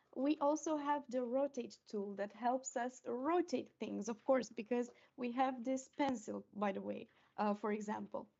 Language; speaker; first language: English; non-native, fluent; Romanian